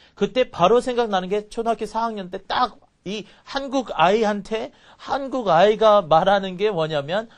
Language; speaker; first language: Korean; early bilingual, heritage; Korean